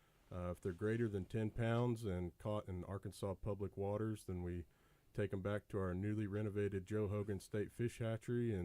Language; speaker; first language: English; native; English